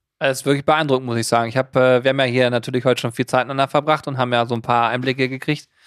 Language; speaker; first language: German; native; German